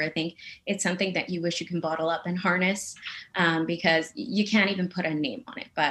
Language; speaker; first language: English; native; English